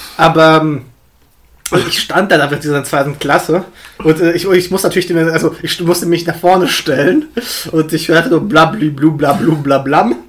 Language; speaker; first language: German; early bilingual, other home language; Russian